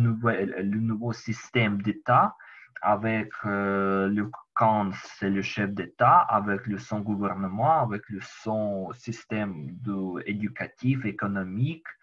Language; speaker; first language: French; non-native, learner; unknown